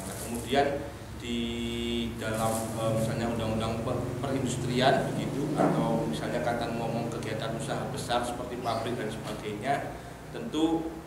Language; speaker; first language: Indonesian; native; Indonesian